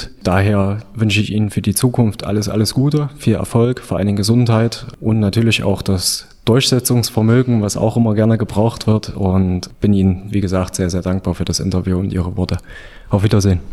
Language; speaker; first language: German; native; German